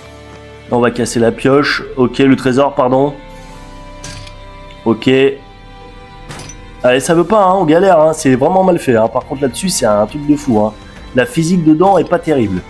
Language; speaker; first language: French; native; French